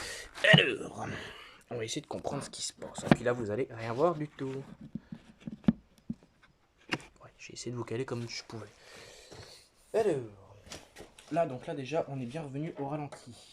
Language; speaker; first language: French; native; French